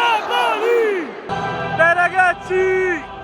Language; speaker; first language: Italian; native; Italian